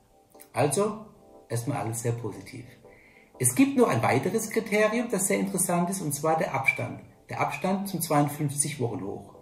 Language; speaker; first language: German; native; German